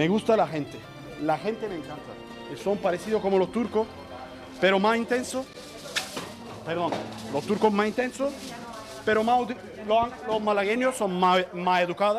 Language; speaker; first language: Spanish; non-native, learner; Turkish